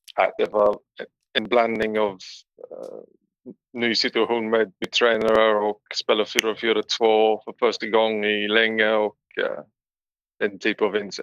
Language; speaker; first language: Swedish; non-native, learner; English